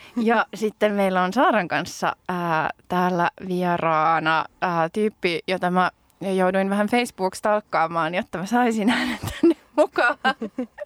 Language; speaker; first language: Finnish; non-native, local second language; Swedish